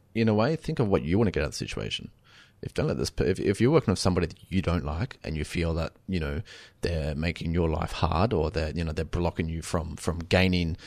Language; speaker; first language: English; native; English